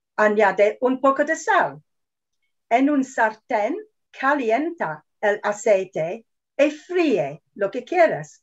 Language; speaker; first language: Spanish; non-native, fluent; English